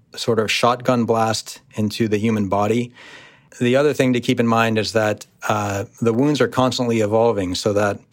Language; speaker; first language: English; native; English